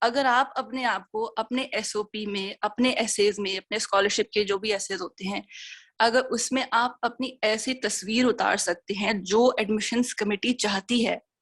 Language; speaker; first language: Hindi; native; Hindi